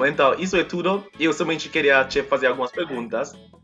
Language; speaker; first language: Portuguese; non-native, fluent; English